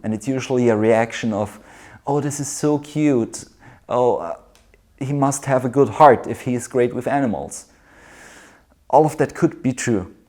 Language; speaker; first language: English; non-native, fluent; German